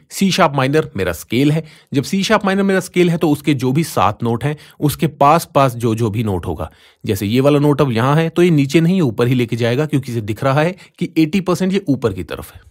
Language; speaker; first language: Hindi; native; Hindi